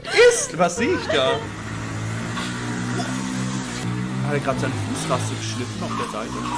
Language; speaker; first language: German; native; German